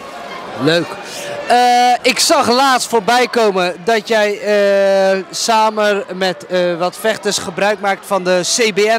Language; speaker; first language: Dutch; native; Dutch